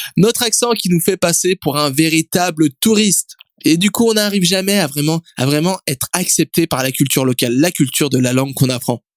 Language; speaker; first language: French; native; French